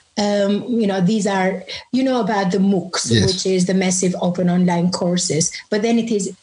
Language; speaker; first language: English; non-native, fluent; Albanian